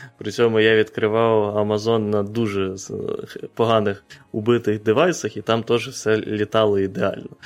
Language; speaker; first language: Ukrainian; native; Ukrainian